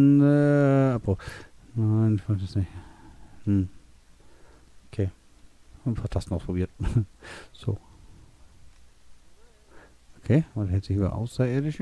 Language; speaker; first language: German; native; German